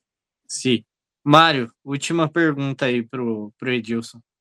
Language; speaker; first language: Spanish; non-native, learner; Portuguese